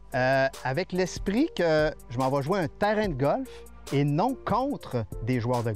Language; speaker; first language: French; native; French